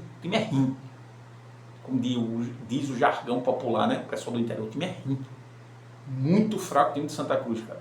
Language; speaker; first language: Portuguese; native; Portuguese